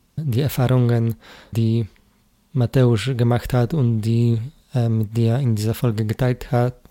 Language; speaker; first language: German; non-native, learner; Polish